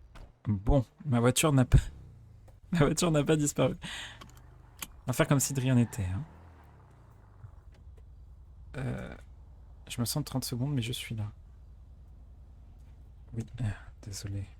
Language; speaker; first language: French; native; French